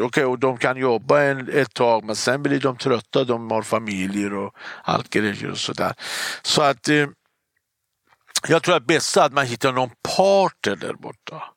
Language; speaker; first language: Swedish; non-native, fluent; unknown